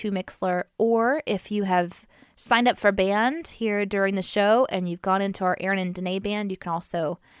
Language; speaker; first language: English; native; English